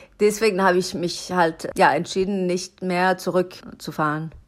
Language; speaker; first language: German; non-native, learner; Persian